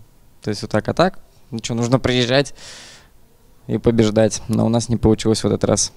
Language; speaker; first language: Russian; native; Russian